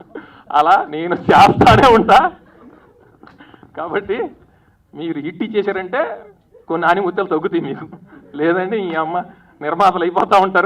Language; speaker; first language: Telugu; native; Telugu